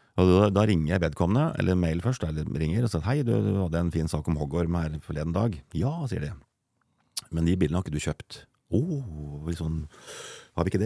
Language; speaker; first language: Norwegian; native; Norwegian